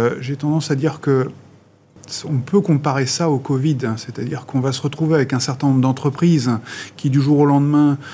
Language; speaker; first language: French; native; French